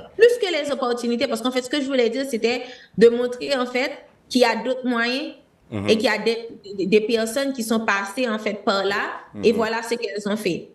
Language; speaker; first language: French; non-native, local second language; Haitian Creole